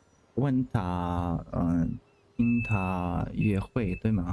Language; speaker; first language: Chinese; non-native, learner; Russian